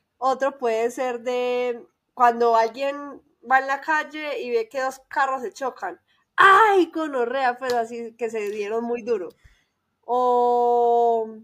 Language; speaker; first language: Spanish; native; Spanish